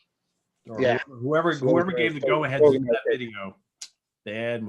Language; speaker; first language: English; native; English